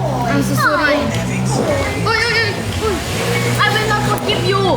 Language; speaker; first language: English; non-native, learner; Thai